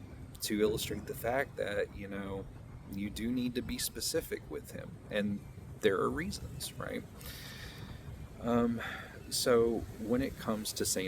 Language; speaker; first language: English; native; English